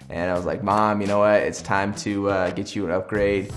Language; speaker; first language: English; native; English